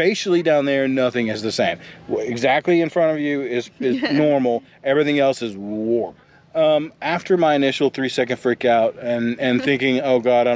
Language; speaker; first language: English; native; English